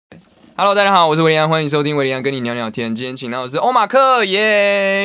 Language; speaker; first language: Chinese; native; Chinese